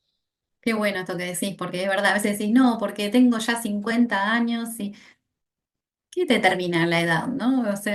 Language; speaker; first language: Spanish; native; Spanish